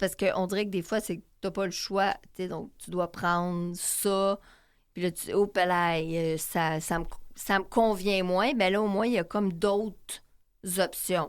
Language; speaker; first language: French; native; French